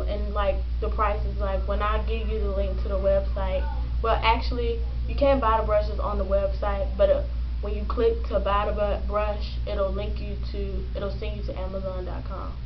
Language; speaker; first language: English; native; English